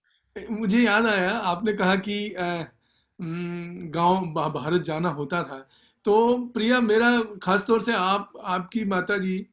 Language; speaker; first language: Hindi; native; Hindi